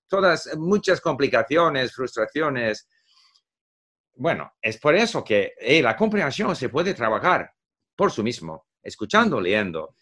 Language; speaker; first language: Spanish; non-native, fluent; English